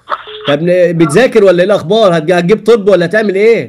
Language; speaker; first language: Arabic; native; Arabic